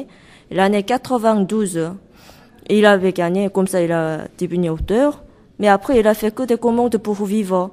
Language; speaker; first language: French; non-native, learner; Korean